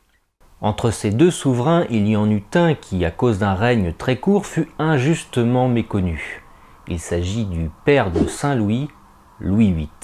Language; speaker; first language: French; native; French